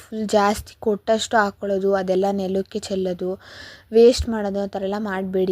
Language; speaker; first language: Kannada; native; Kannada